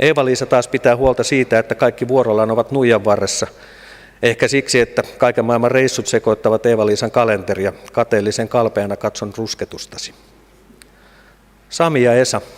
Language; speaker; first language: Finnish; native; Finnish